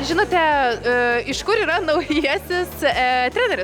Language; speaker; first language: Lithuanian; native; Lithuanian